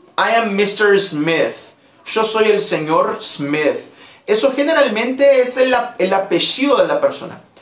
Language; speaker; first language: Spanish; non-native, fluent; Portuguese